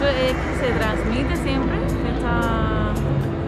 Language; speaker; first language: Spanish; native; Spanish